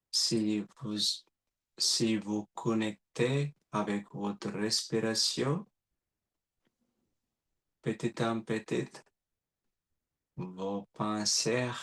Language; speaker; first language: French; non-native, learner; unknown